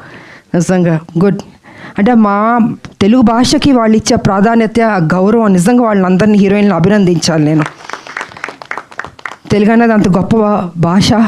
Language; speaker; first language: Telugu; native; Telugu